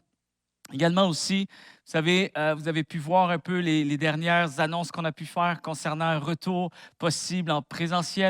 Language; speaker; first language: French; native; French